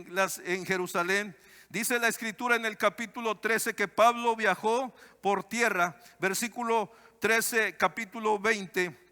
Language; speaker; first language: Spanish; native; Spanish